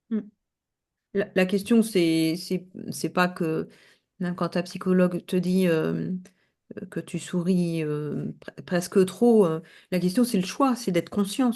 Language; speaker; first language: French; native; French